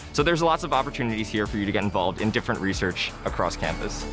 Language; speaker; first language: English; native; English